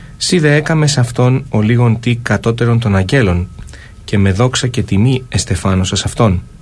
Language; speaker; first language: Greek; native; Greek